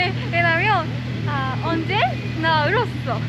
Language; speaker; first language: Korean; non-native, learner; Japanese